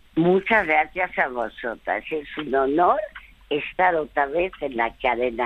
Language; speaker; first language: Spanish; early bilingual, other home language; French